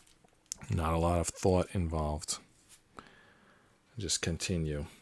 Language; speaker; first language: English; native; English